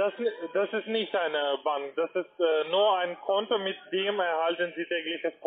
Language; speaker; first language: German; non-native, learner; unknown